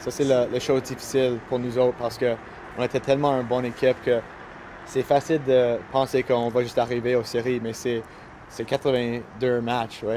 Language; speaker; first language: French; non-native, local second language; English